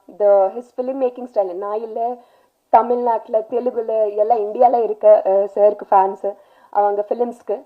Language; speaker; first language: Tamil; non-native, learner; Telugu